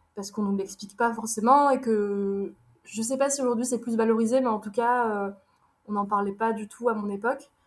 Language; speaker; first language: French; early bilingual, other home language; Arabic